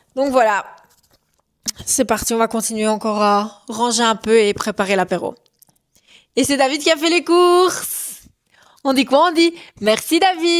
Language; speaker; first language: French; native; French